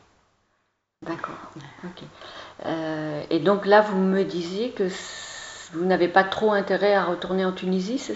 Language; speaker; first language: French; native; French